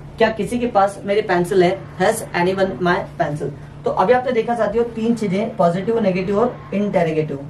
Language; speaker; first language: Hindi; native; Hindi